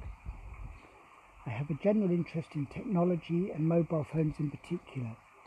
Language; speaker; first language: English; native; English